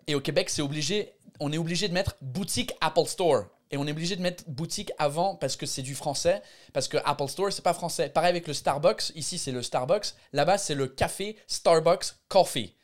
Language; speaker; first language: French; non-native, fluent; English